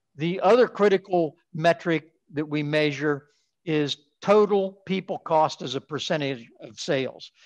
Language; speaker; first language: English; native; English